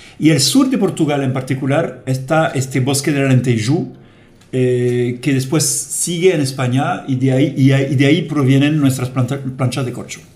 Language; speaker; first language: Spanish; non-native, fluent; French